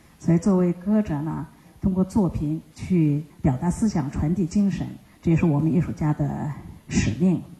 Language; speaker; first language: Chinese; non-native, local second language; Uyghur